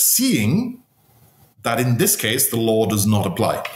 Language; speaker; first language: English; native; English